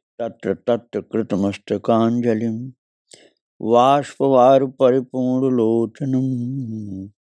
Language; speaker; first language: Hindi; native; Hindi